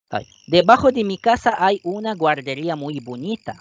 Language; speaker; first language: Spanish; non-native, fluent; Arabic